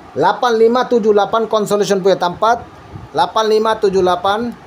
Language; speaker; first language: Malay; non-native, learner; Bangla